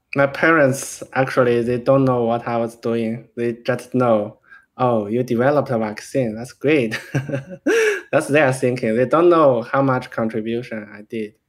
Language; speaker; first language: English; non-native, fluent; Chinese